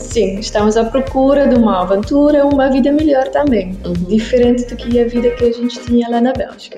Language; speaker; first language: Portuguese; non-native, learner; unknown